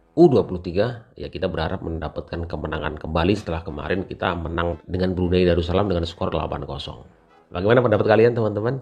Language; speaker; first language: Indonesian; native; Indonesian